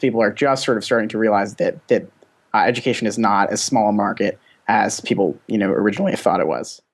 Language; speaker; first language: English; native; English